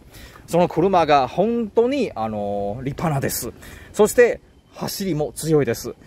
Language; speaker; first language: Japanese; non-native, learner; Chinese